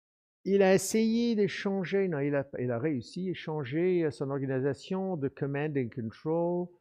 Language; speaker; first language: French; non-native, fluent; English